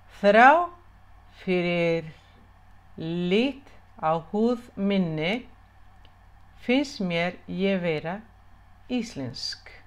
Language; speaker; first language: Icelandic; non-native, fluent; Spanish